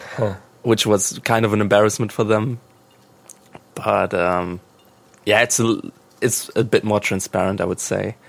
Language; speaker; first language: English; non-native, fluent; German